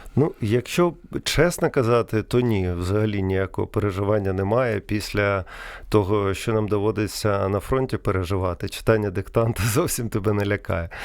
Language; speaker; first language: Ukrainian; non-native, local second language; Russian